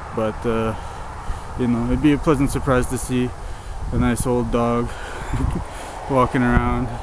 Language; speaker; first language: English; native; English